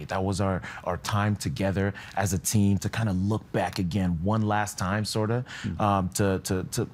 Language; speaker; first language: English; non-native, fluent; French